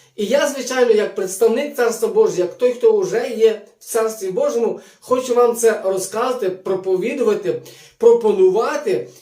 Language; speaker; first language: Ukrainian; native; Ukrainian